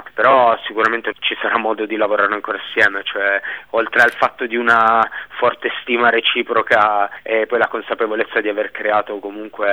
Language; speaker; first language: Italian; native; Italian